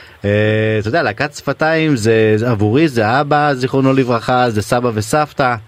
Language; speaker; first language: Hebrew; native; Hebrew